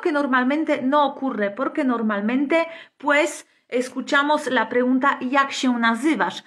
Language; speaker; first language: Spanish; non-native, fluent; Polish